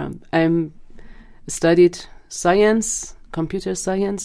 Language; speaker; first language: English; non-native, learner; Persian